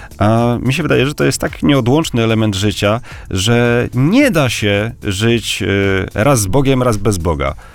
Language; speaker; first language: Polish; native; Polish